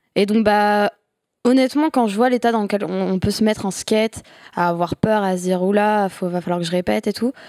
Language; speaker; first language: French; native; French